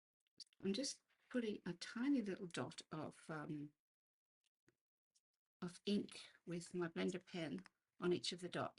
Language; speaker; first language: English; native; English